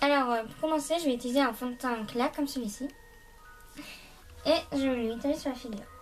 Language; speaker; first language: French; native; French